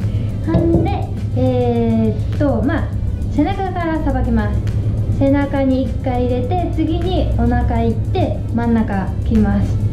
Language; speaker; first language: Japanese; native; Japanese